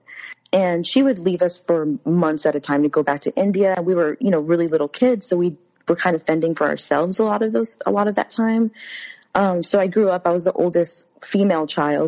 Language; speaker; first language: English; native; English